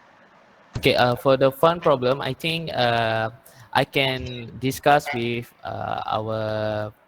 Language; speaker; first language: English; non-native, learner; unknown